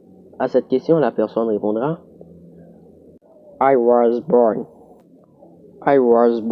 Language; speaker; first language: French; non-native, local second language; Haitian Creole